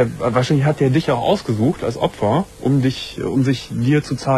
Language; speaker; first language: German; native; German